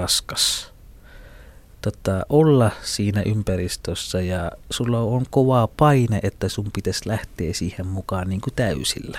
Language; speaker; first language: Finnish; non-native, fluent; Tamil